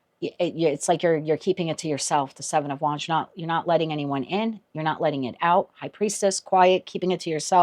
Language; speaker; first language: English; native; English